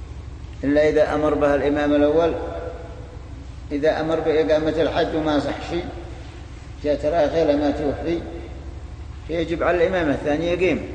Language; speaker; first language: Arabic; native; Arabic